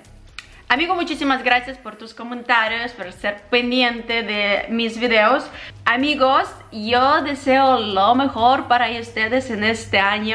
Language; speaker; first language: Spanish; non-native, fluent; Ukrainian